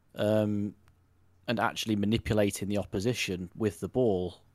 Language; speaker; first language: English; native; English